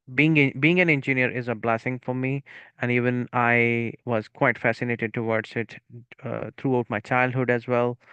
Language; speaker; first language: English; non-native, local second language; Punjabi